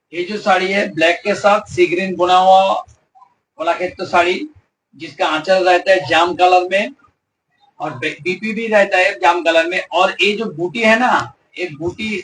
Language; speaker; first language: Hindi; non-native, local second language; Bangla